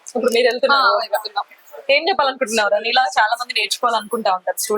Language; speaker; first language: Telugu; native; Telugu